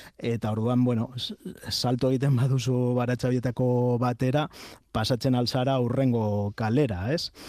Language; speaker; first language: Basque; non-native, local second language; Spanish